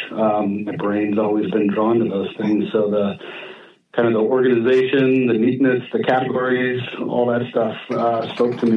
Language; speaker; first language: English; native; English